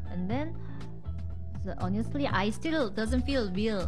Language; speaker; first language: English; non-native, learner; Korean